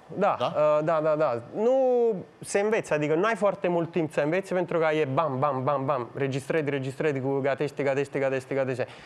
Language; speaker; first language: Romanian; non-native, fluent; Italian